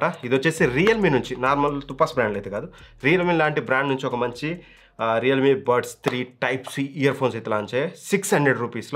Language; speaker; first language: Telugu; native; Telugu